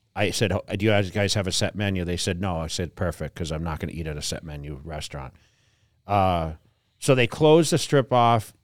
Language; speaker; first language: English; native; English